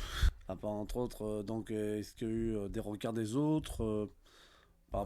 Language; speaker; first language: French; native; French